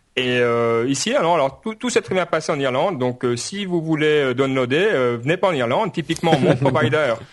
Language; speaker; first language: French; native; French